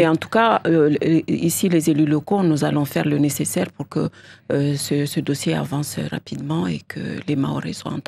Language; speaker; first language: French; non-native, local second language; Comorian